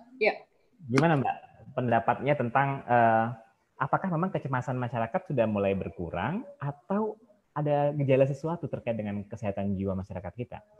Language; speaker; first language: Indonesian; native; Indonesian